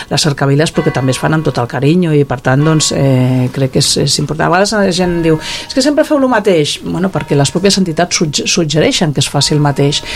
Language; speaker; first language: Catalan; native; Catalan